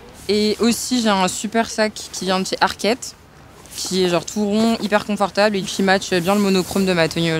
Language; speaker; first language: French; native; French